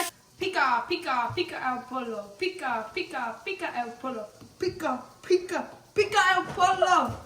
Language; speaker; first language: Spanish; non-native, learner; English